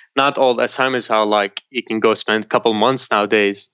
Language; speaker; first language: English; non-native, fluent; Arabic